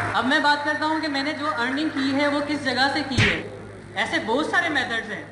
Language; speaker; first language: Urdu; non-native, local second language; Sindhi